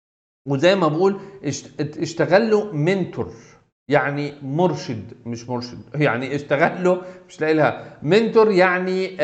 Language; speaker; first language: Arabic; native; Arabic